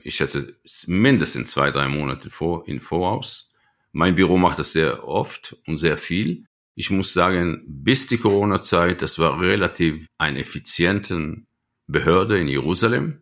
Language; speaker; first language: German; non-native, fluent; Hebrew